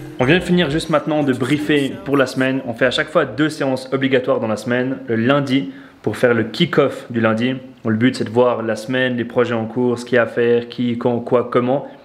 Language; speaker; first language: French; native; French